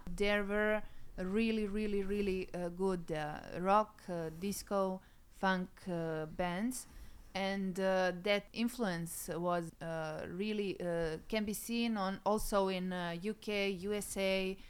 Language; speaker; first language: English; non-native, fluent; Serbian